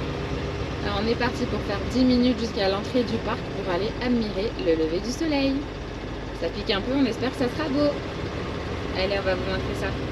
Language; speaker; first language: French; native; French